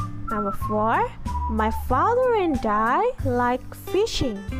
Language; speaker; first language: English; non-native, fluent; Indonesian